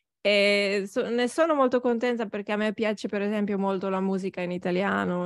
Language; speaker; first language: Italian; non-native, learner; Catalan